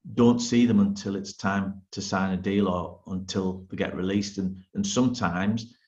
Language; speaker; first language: English; native; English